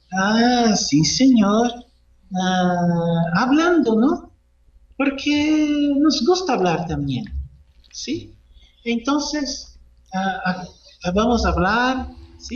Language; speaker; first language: Spanish; non-native, fluent; Portuguese